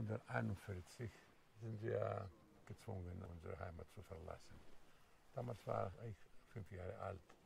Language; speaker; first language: German; non-native, fluent; Greek